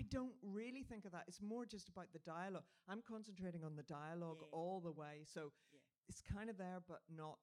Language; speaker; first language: English; native; English